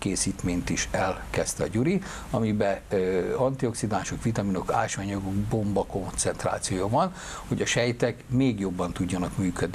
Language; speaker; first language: Hungarian; native; Hungarian